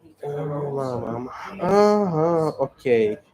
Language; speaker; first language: Japanese; non-native, learner; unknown